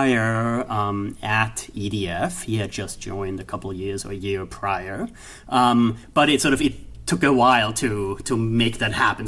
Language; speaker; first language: English; non-native, fluent; German